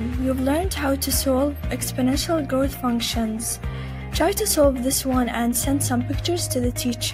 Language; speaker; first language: English; non-native, fluent; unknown